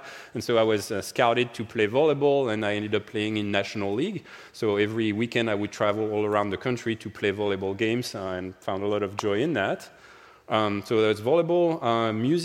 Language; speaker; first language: English; non-native, fluent; French